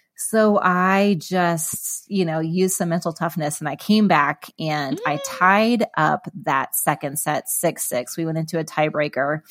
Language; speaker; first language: English; native; English